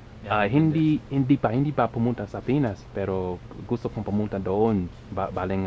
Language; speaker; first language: Filipino; non-native, learner; English